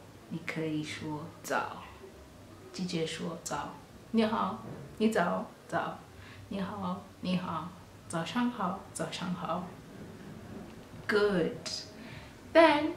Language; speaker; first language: Chinese; non-native, fluent; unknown